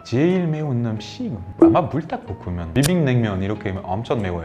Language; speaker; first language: Korean; non-native, learner; French